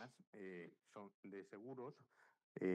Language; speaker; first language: Spanish; native; Spanish